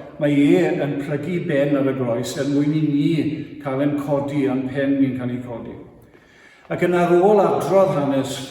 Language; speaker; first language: Welsh; native; Welsh